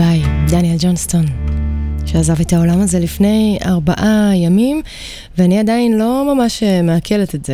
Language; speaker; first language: Hebrew; native; Hebrew